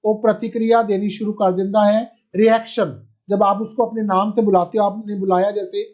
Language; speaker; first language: Hindi; non-native, local second language; Punjabi